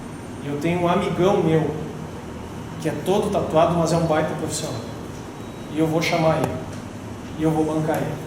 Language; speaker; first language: Portuguese; native; Portuguese